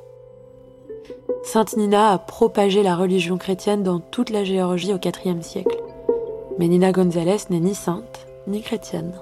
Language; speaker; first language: French; early bilingual, other home language; Arabic